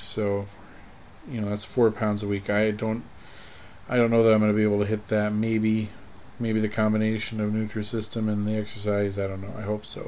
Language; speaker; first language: English; native; English